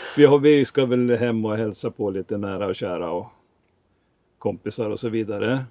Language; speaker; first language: Swedish; native; Swedish